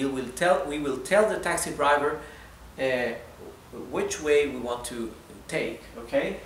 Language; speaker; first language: English; non-native, fluent; Spanish